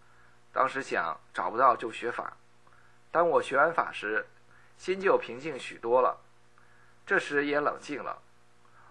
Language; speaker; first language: Chinese; native; Chinese